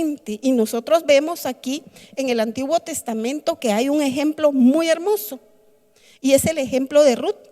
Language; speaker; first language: Spanish; native; Spanish